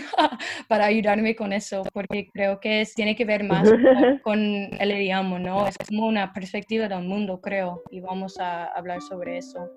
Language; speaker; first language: Spanish; non-native, fluent; English